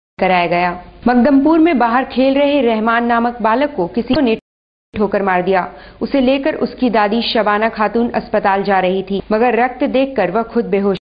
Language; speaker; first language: Hindi; native; Hindi